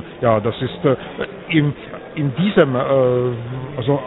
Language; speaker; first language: German; non-native, fluent; Czech